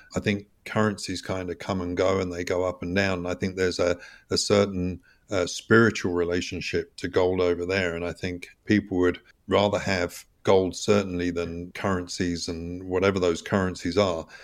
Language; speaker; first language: English; native; English